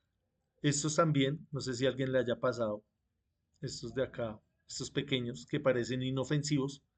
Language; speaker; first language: Spanish; native; Spanish